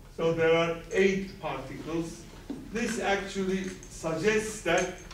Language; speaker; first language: English; non-native, fluent; Turkish